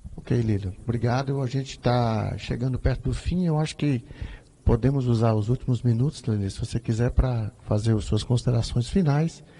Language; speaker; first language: Portuguese; native; Portuguese